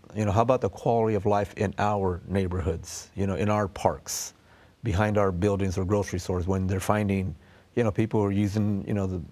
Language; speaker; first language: English; native; English